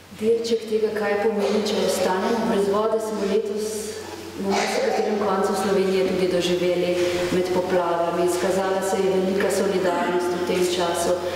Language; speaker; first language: Slovenian; native; Slovenian